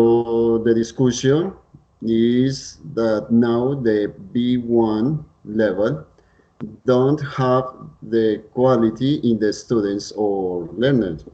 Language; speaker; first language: English; non-native, learner; Spanish